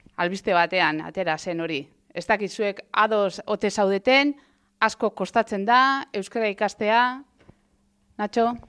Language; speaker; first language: Basque; native; Basque